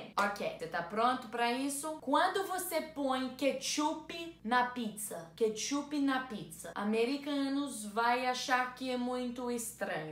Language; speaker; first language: Portuguese; non-native, learner; English